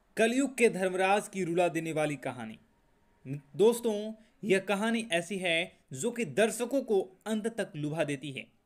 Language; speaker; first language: Hindi; native; Hindi